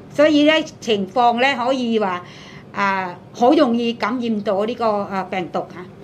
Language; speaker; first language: Cantonese; non-native, fluent; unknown